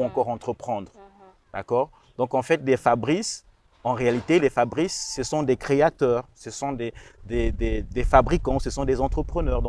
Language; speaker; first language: French; non-native, local second language; Rundi